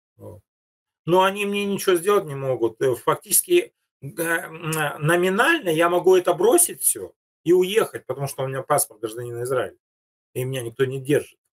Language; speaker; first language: Russian; native; Russian